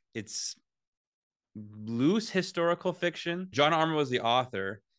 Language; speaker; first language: English; native; English